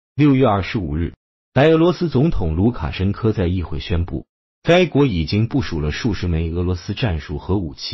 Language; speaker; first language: Chinese; native; Chinese